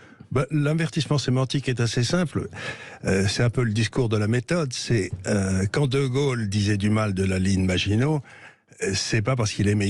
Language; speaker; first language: French; native; French